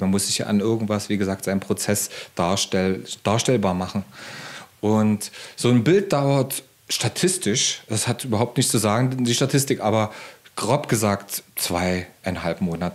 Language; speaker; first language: German; native; German